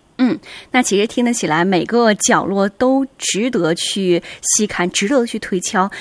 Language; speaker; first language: Chinese; native; Chinese